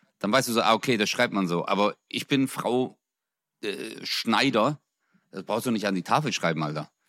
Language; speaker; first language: German; early bilingual, other home language; Turkish